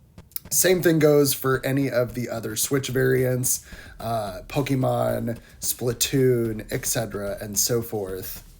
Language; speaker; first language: English; native; English